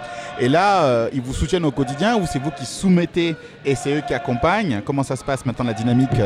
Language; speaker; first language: French; native; French